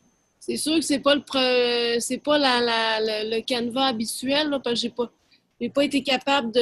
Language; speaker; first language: French; native; French